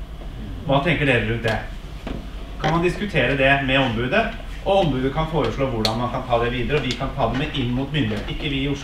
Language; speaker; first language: Norwegian; native; Norwegian